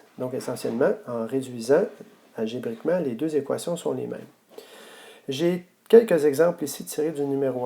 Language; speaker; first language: French; native; French